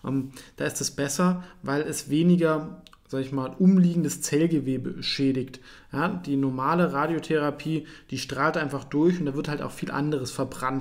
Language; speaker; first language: German; native; German